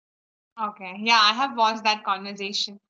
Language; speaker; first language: English; non-native, local second language; Hindi